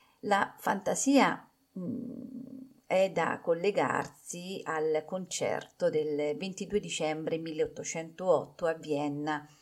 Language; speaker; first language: Italian; native; Italian